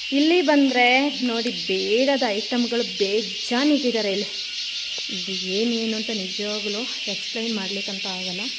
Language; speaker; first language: Kannada; non-native, local second language; Kodava